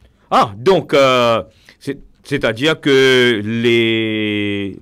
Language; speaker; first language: French; non-native, local second language; Morisyen